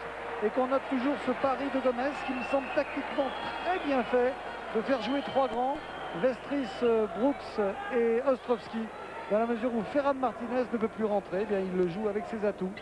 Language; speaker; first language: French; native; French